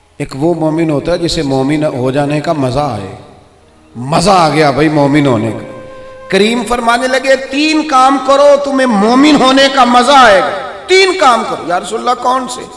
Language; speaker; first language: Urdu; non-native, local second language; Punjabi